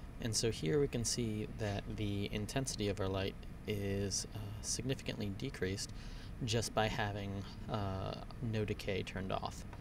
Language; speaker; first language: English; native; English